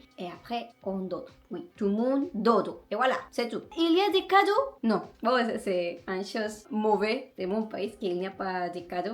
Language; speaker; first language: French; non-native, learner; Spanish